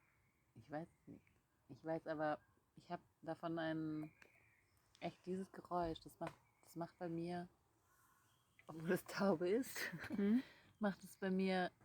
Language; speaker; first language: German; non-native, fluent; Dutch